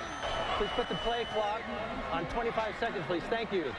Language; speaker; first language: English; native; English